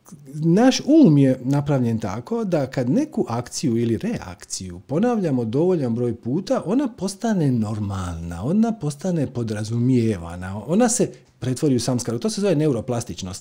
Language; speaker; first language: Croatian; native; Croatian